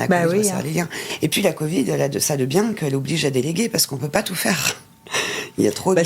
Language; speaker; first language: French; native; French